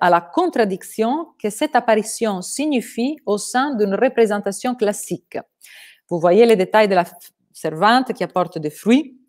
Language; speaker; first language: French; non-native, fluent; Italian